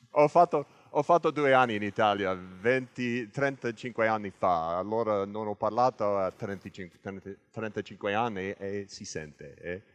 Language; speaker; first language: Italian; non-native, learner; English